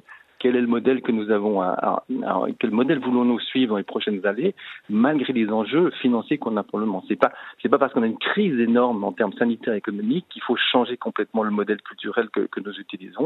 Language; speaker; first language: French; native; French